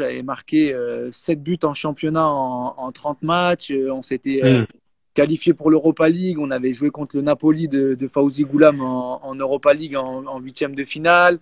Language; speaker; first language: French; native; French